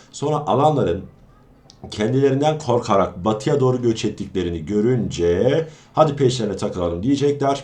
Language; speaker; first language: Turkish; native; Turkish